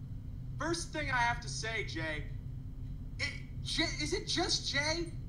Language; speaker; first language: English; native; English